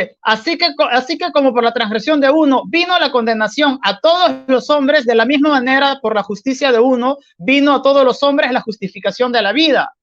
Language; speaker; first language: Spanish; native; Spanish